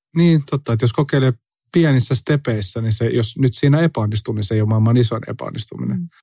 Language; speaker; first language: Finnish; native; Finnish